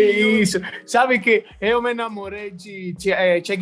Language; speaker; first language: Portuguese; non-native, learner; Italian